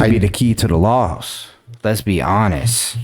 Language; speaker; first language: English; native; English